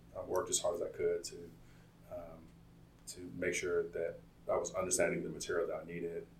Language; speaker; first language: English; native; English